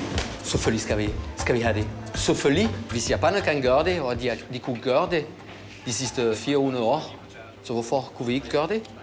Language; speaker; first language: Danish; non-native, fluent; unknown